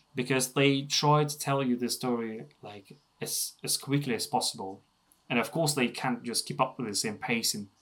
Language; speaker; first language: English; non-native, fluent; Russian